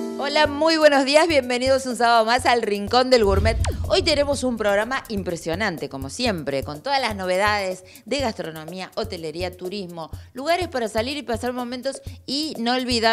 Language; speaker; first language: Spanish; native; Spanish